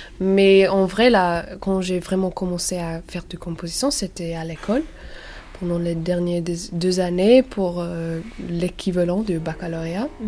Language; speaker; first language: French; non-native, learner; English